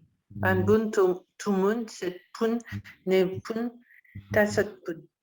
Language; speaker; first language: Korean; non-native, learner; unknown